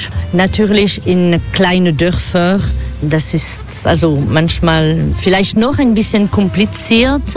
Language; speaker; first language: German; non-native, fluent; French